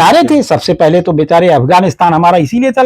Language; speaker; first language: Hindi; native; Hindi